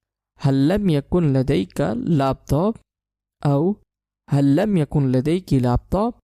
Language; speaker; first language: Arabic; non-native, fluent; Urdu